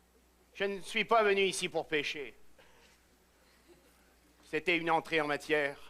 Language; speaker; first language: French; native; French